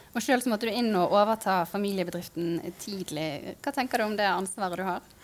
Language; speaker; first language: Norwegian; native; Norwegian